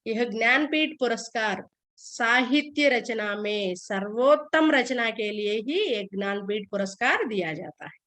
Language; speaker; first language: Hindi; non-native, local second language; Telugu